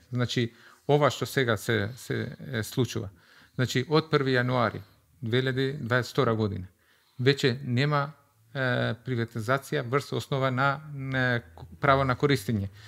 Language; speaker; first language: Macedonian; non-native, local second language; Albanian